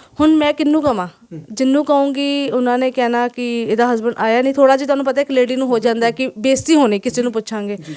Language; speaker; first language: Punjabi; non-native, local second language; Hindi